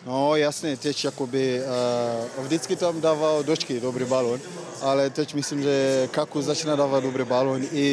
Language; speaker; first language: Czech; non-native, learner; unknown